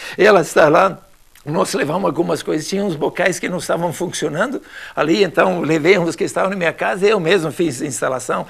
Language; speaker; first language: Portuguese; non-native, fluent; English